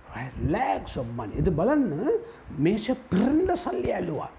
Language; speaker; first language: English; non-native, local second language; Sinhala